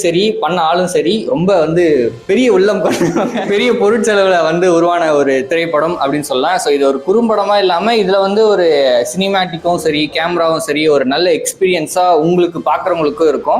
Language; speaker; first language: Tamil; native; Tamil